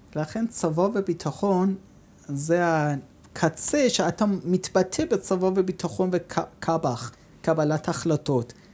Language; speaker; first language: Hebrew; non-native, fluent; Persian